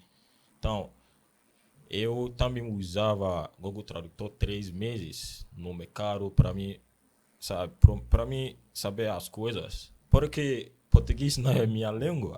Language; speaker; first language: Portuguese; non-native, learner; Akan